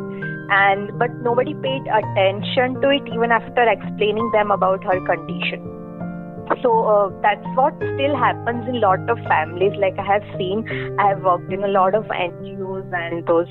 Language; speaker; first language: English; non-native, local second language; Gujarati